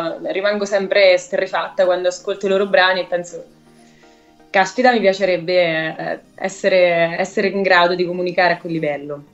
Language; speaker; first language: Italian; native; Italian